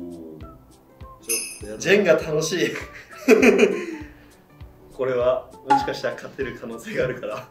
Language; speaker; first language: Japanese; native; Japanese